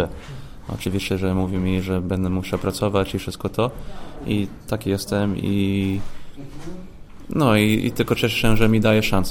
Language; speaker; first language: Polish; early bilingual, heritage; Polish